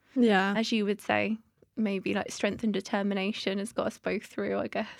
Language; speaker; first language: English; native; English